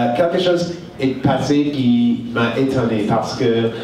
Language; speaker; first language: French; non-native, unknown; English